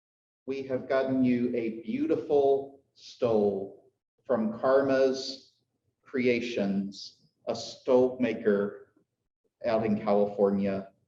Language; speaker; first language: English; native; English